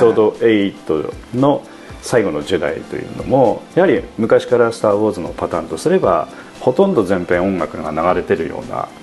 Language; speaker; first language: Japanese; native; Japanese